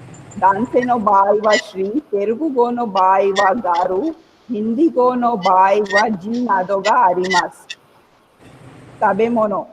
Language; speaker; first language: Japanese; non-native, fluent; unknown